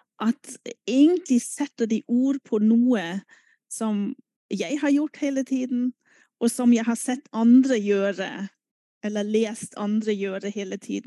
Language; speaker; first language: Norwegian; non-native, fluent; German